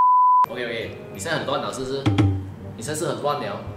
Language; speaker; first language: Chinese; native; Chinese